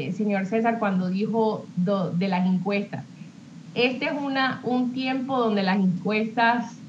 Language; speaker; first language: Spanish; early bilingual, heritage; Spanish